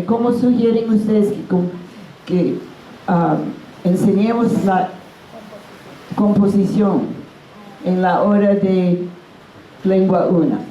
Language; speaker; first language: Spanish; non-native, fluent; English